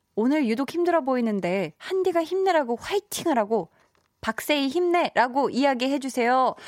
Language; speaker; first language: Korean; native; Korean